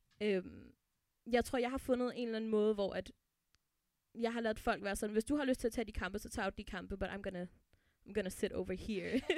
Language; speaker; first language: Danish; early bilingual, other home language; Arabic